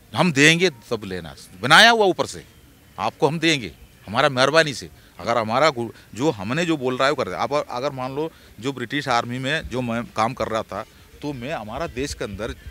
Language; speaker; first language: Hindi; non-native, local second language; Malayalam